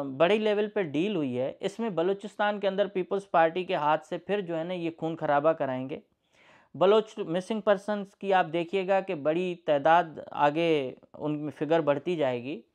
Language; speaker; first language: Urdu; non-native, local second language; Sindhi